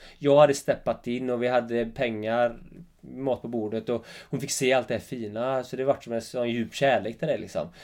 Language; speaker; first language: Swedish; native; Swedish